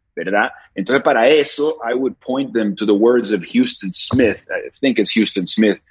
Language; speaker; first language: English; early bilingual, other home language; Spanish